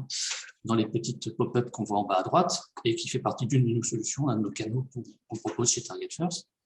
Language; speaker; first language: French; native; French